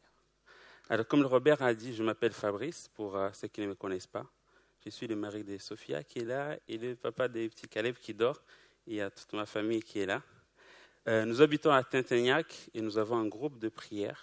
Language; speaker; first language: French; non-native, local second language; Kinyarwanda